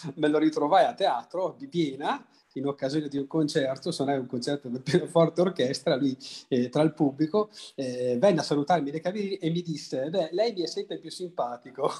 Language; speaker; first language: Italian; native; Italian